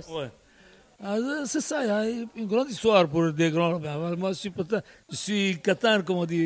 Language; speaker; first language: French; non-native, learner; Arabic